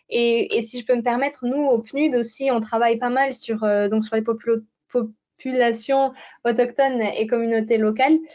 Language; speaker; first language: French; native; French